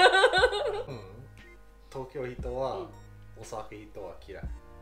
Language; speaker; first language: Japanese; non-native, learner; English